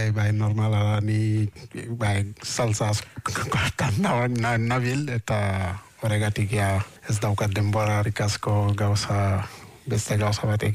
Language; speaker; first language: Basque; non-native, fluent; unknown